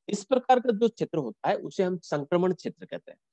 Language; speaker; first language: Hindi; native; Hindi